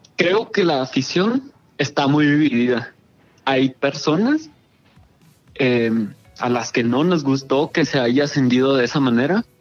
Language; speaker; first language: Spanish; native; Spanish